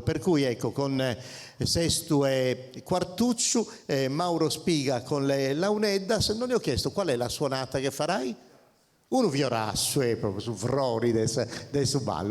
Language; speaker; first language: Italian; native; Italian